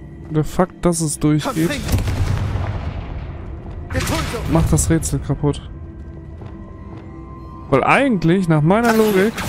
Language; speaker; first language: German; native; German